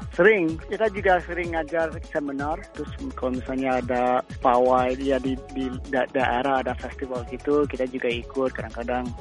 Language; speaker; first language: Indonesian; early bilingual, heritage; Indonesian